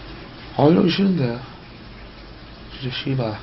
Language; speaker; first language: Korean; native; Korean